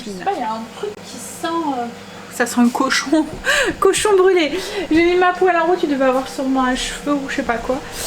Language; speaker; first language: French; native; French